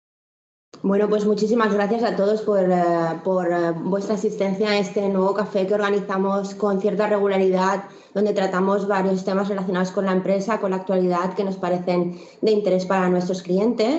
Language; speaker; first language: Spanish; native; Spanish